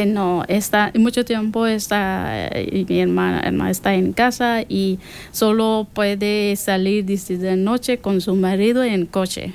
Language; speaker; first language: Spanish; non-native, learner; Persian